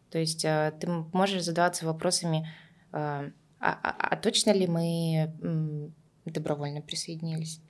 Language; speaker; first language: Russian; native; Russian